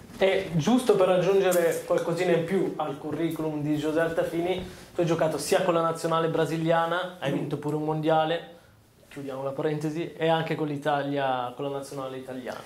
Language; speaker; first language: Italian; native; Italian